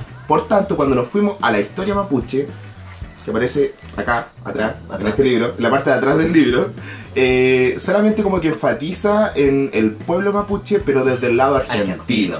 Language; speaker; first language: Spanish; native; Spanish